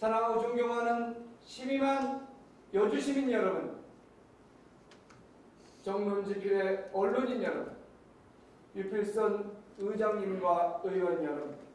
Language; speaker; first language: Korean; native; Korean